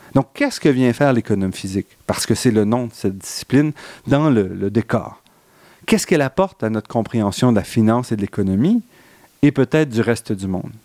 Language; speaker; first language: French; native; French